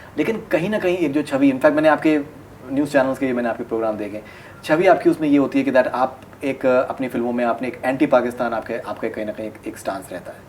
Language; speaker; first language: Hindi; native; Hindi